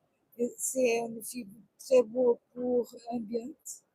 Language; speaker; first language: French; non-native, learner; Portuguese